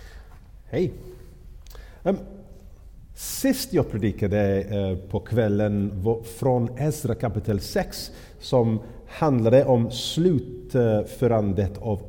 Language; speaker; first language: Swedish; non-native, fluent; English